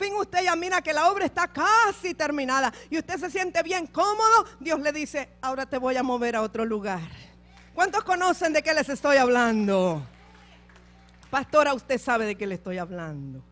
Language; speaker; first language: Spanish; native; Spanish